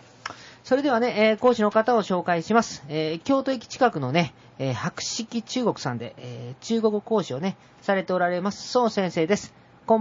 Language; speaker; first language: Japanese; native; Japanese